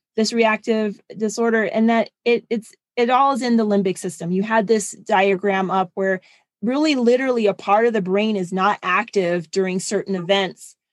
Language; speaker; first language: English; non-native, fluent; German